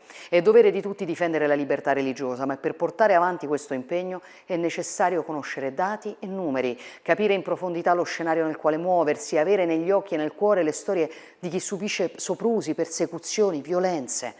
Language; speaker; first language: Italian; native; Italian